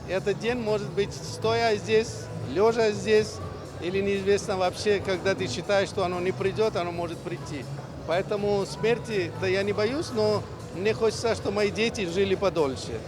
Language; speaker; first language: Russian; non-native, fluent; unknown